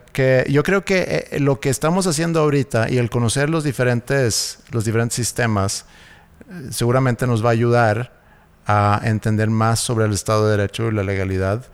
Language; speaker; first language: Spanish; native; Spanish